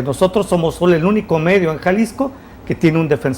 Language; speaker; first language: Spanish; native; Spanish